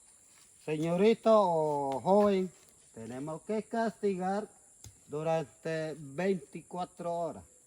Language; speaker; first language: Spanish; non-native, local second language; Ticuna